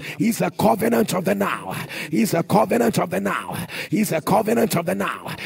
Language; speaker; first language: English; non-native, local second language; Igbo